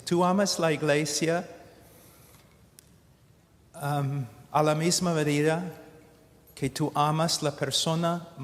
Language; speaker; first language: Spanish; non-native, fluent; English